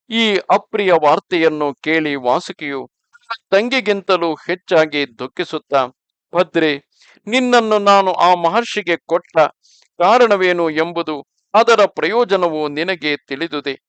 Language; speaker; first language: Kannada; native; Kannada